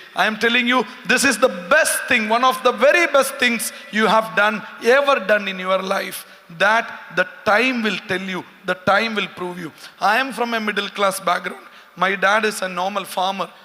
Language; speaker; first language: English; non-native, local second language; Malayalam